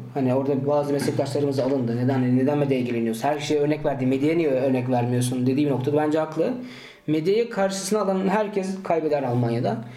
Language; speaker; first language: Turkish; early bilingual, heritage; Turkish